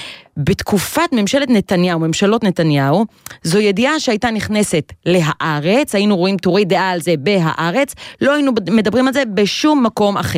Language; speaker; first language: Hebrew; native; Hebrew